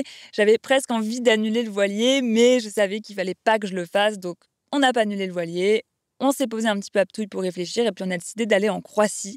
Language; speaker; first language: French; native; French